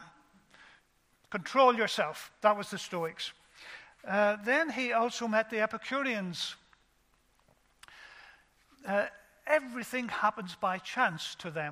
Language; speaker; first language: English; native; English